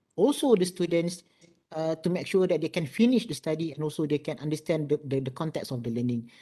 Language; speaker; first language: English; non-native, local second language; Malay